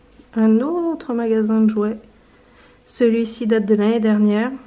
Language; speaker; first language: French; native; French